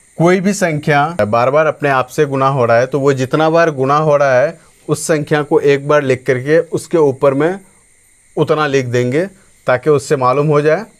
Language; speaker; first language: Hindi; native; Hindi